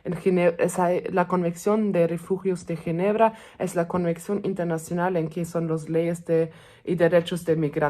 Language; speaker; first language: Spanish; non-native, fluent; German